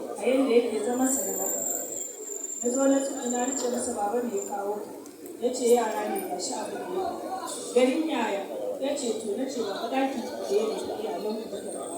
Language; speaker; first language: Hausa; non-native, local second language; Fula